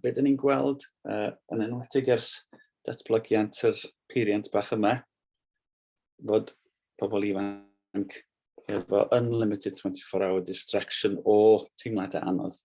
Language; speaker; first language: Welsh; native; Welsh